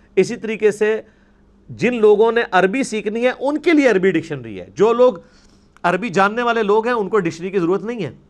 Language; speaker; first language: Urdu; non-native, local second language; Punjabi